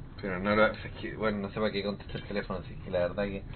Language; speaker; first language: Spanish; native; Spanish